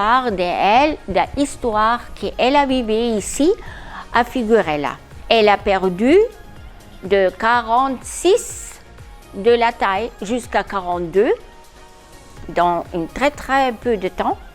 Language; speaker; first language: French; non-native, learner; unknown